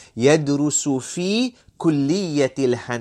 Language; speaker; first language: Arabic; non-native, fluent; English